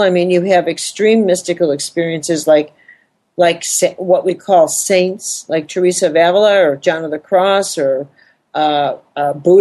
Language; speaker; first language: English; native; English